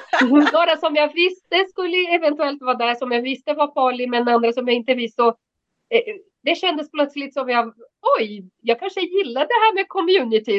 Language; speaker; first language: Swedish; non-native, fluent; Portuguese